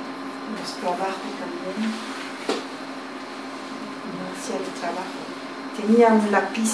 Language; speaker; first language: Spanish; early bilingual, heritage; French